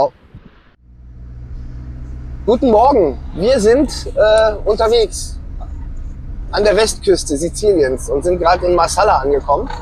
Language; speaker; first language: German; native; German